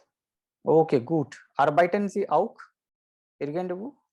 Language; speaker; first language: German; non-native, fluent; Hindi